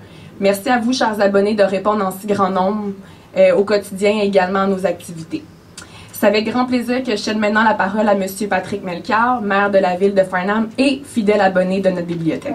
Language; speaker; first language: French; native; French